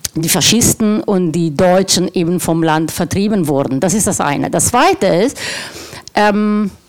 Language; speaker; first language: German; non-native, fluent; Italian